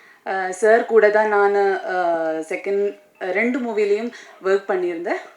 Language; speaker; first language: Tamil; non-native, fluent; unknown